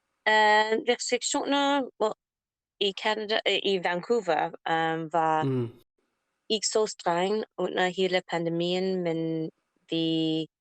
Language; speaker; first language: Danish; non-native, learner; English